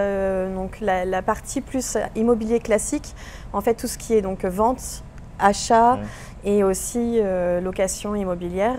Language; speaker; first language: French; native; French